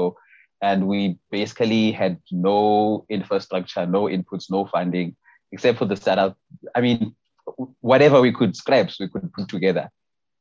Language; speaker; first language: English; non-native, local second language; Xhosa